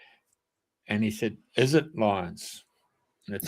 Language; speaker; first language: English; native; English